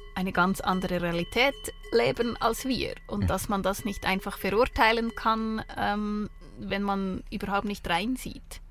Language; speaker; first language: German; native; German